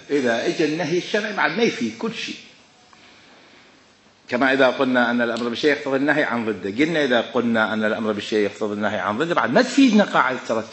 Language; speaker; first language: Arabic; native; Arabic